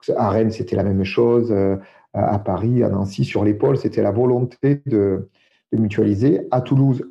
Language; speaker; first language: French; native; French